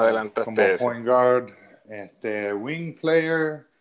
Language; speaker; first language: Spanish; early bilingual, other home language; English